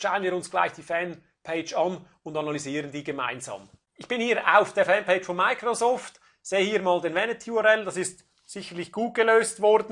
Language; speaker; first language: German; native; German